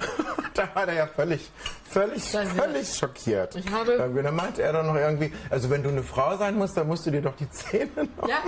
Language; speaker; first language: German; native; German